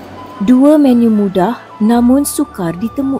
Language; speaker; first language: Malay; native; Malay